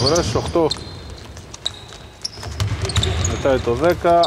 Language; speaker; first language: Greek; native; Greek